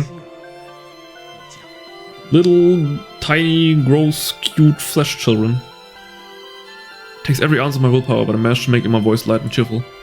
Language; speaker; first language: English; native; English